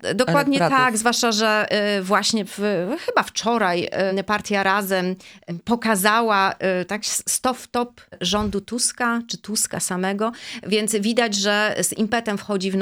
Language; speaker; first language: Polish; native; Polish